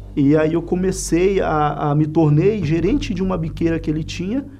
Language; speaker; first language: Portuguese; native; Portuguese